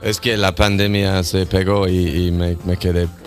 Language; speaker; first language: Spanish; non-native, learner; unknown